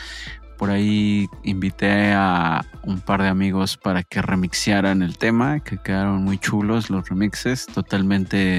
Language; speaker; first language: Spanish; native; Spanish